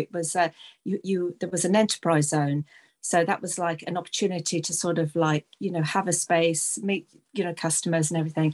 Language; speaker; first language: English; native; English